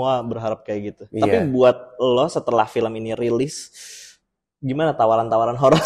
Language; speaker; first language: Indonesian; native; Indonesian